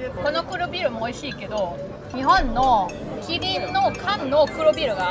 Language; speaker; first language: Japanese; non-native, fluent; German